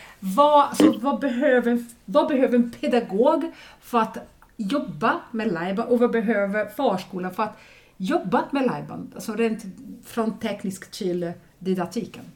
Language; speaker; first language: Swedish; non-native, fluent; Portuguese